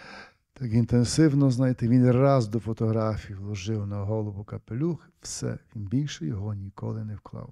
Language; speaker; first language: Ukrainian; native; Ukrainian